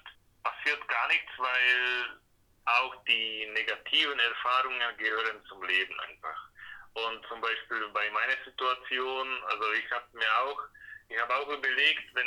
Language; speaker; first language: German; non-native, fluent; Slovak